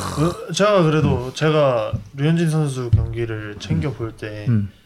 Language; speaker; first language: Korean; native; Korean